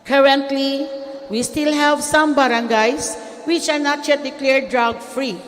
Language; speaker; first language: English; non-native, local second language; Filipino